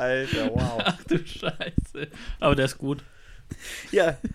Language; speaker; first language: German; native; German